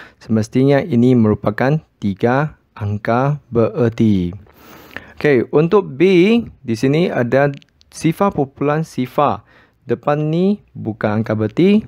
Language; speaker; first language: Malay; non-native, local second language; Chinese